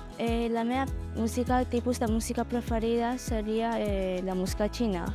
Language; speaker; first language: Catalan; early bilingual, other home language; Chinese